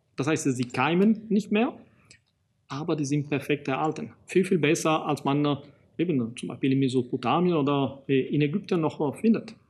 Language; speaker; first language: German; non-native, fluent; Italian